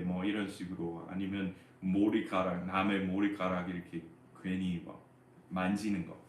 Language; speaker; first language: Korean; non-native, fluent; English